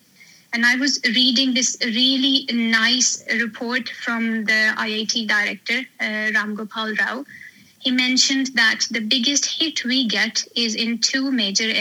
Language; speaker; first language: English; non-native, local second language; Hindi